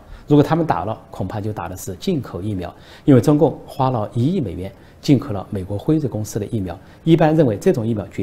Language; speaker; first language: Chinese; native; Chinese